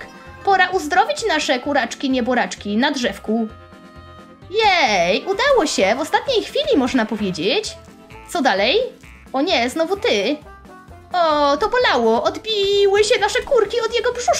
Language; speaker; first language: Polish; native; Polish